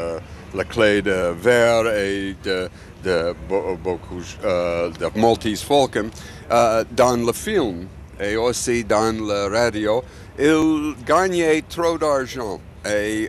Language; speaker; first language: French; non-native, learner; English